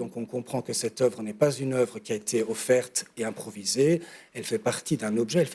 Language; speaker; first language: French; native; French